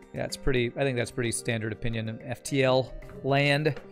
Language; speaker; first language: English; native; English